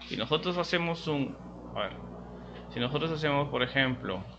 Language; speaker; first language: Spanish; native; Spanish